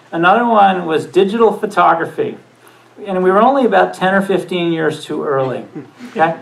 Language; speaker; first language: English; native; English